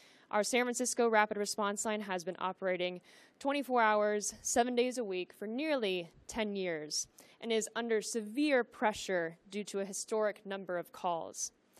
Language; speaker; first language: English; native; English